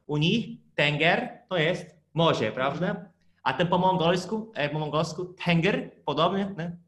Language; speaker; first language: Polish; non-native, fluent; Portuguese